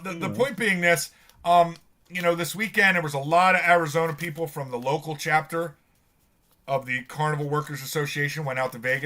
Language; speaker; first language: English; native; English